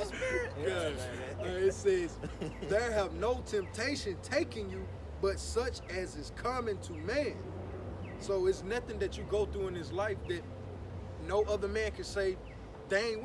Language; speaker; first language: English; native; English